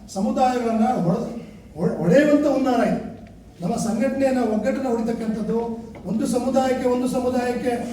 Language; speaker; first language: Kannada; non-native, local second language; Lambadi